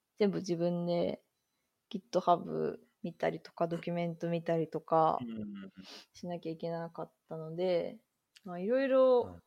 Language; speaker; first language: Japanese; native; Japanese